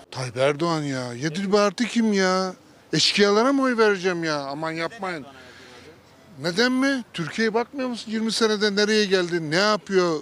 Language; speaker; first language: Turkish; native; Turkish